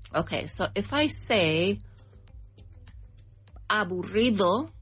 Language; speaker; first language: English; non-native, fluent; Spanish